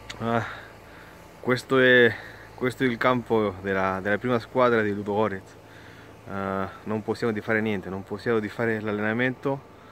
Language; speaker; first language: Italian; non-native, learner; Spanish